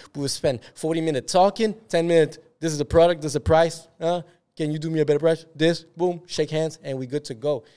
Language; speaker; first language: English; native; English